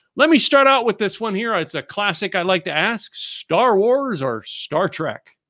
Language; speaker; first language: English; native; English